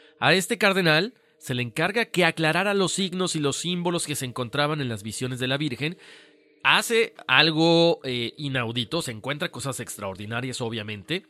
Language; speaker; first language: Spanish; native; Spanish